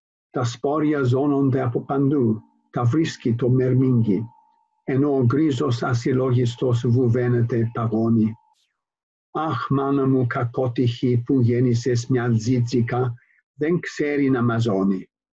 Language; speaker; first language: Greek; non-native, fluent; English